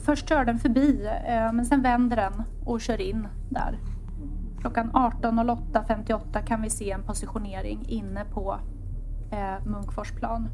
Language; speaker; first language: Swedish; native; Swedish